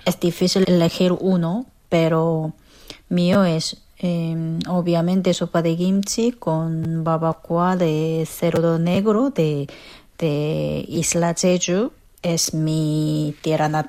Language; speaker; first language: Spanish; non-native, fluent; Korean